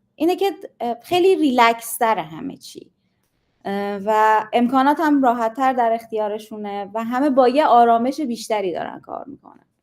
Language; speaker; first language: Persian; native; Persian